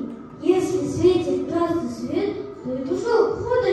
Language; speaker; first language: Russian; non-native, learner; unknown